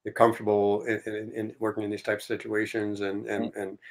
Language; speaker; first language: English; native; English